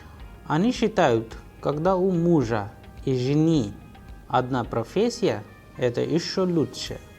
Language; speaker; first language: Russian; non-native, fluent; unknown